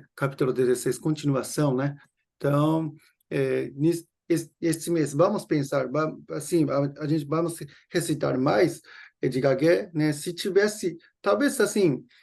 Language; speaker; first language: Portuguese; non-native, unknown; Japanese